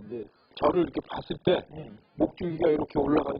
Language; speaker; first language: Korean; native; Korean